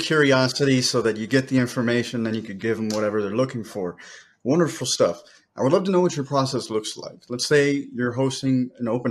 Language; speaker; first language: English; native; English